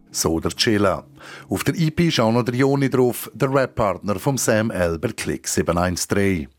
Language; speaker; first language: German; native; German